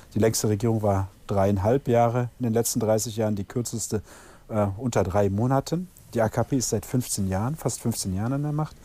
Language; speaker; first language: German; early bilingual, other home language; Turkish